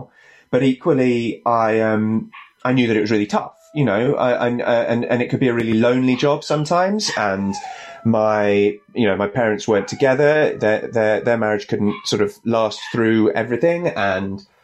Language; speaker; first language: English; native; English